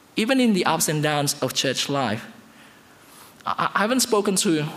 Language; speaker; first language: English; non-native, fluent; Indonesian